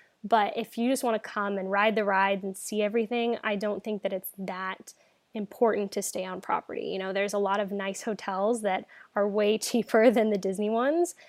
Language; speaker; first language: English; native; English